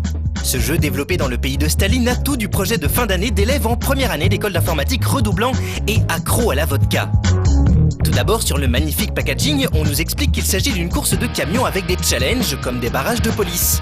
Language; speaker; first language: French; native; French